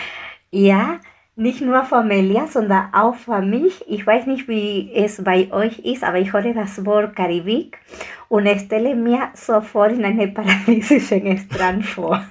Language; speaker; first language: German; non-native, fluent; Spanish